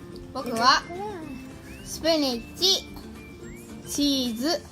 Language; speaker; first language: Japanese; early bilingual, heritage; Japanese